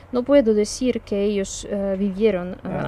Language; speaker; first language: Spanish; non-native, learner; Ukrainian